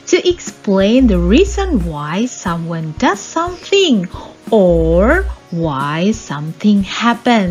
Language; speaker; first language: English; non-native, fluent; Indonesian